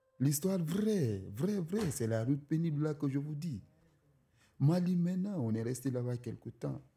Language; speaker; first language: French; non-native, local second language; Susu